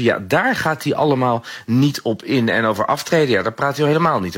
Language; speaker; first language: Dutch; native; Dutch